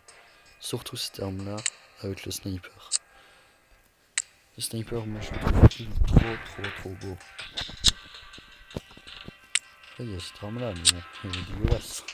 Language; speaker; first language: French; native; French